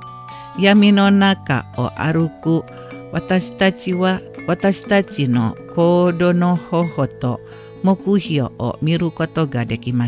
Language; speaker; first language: Japanese; non-native, fluent; Indonesian